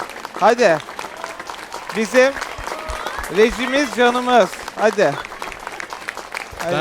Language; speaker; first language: Turkish; native; Turkish